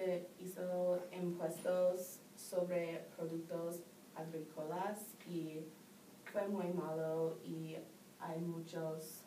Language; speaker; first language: Spanish; non-native, learner; English